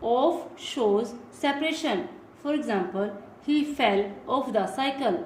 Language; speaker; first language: English; non-native, local second language; Punjabi